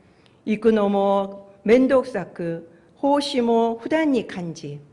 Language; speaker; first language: Japanese; non-native, fluent; Korean